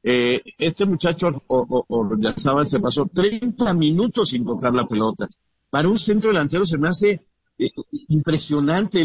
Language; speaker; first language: Spanish; native; Spanish